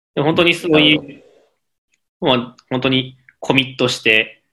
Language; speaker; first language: Japanese; native; Japanese